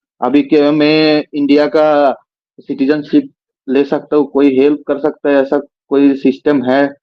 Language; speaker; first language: Hindi; non-native, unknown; Bangla